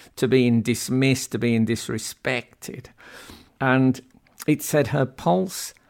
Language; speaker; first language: English; native; English